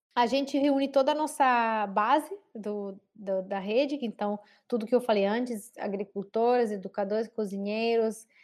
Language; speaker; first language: Portuguese; non-native, fluent; Italian